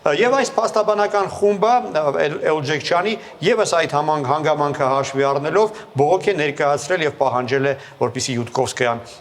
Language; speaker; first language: Armenian; native; Armenian